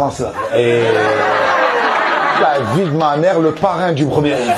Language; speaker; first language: French; native; French